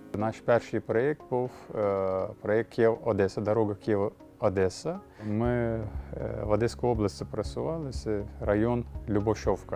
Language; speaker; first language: Ukrainian; non-native, learner; Turkish